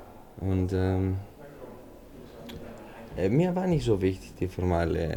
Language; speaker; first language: German; non-native, fluent; Greek